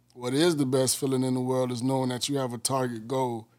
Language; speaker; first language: English; native; English